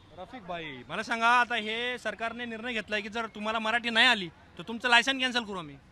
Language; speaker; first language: Marathi; native; Marathi